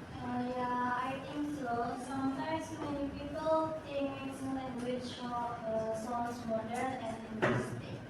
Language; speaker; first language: English; non-native, learner; Indonesian